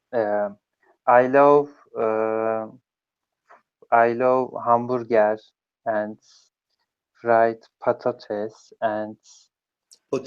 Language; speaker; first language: English; non-native, learner; Turkish